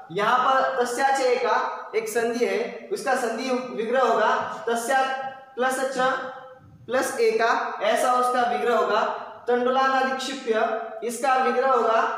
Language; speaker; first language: Hindi; non-native, local second language; Marathi